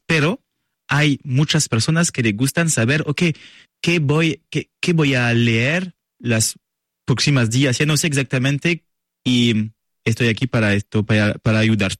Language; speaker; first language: Spanish; non-native, learner; French